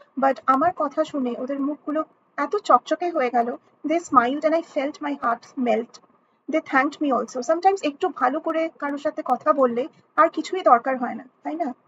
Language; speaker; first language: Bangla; early bilingual, heritage; Bangla